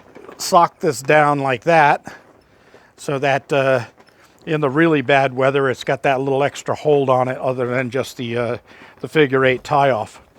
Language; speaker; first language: English; native; English